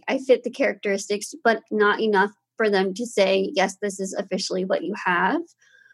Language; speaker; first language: English; native; English